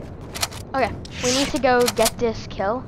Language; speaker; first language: English; native; English